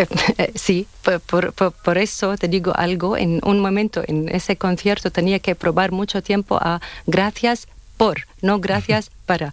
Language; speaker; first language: Spanish; non-native, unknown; Arabic